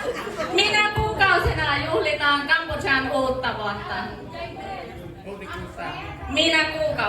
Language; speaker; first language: Finnish; non-native, fluent; Khmer